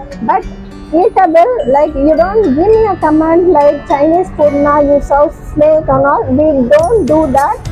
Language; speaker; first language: English; non-native, local second language; Tamil